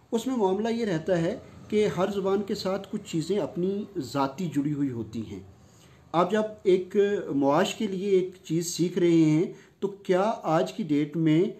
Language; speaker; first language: Urdu; non-native, local second language; Punjabi